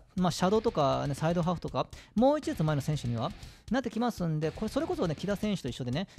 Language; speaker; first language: Japanese; native; Japanese